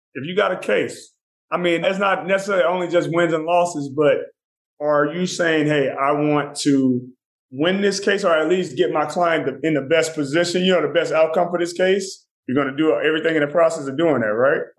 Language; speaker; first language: English; native; English